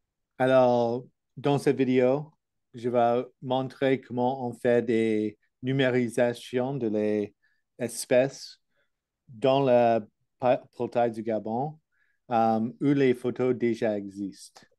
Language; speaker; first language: French; non-native, learner; English